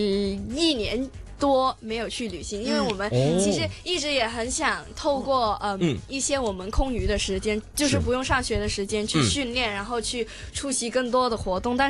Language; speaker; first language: Chinese; non-native, local second language; Cantonese